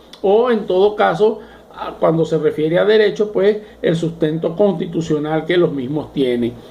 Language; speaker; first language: Spanish; native; Spanish